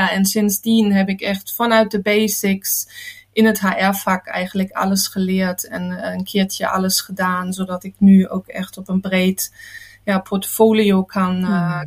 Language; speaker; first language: Dutch; non-native, fluent; German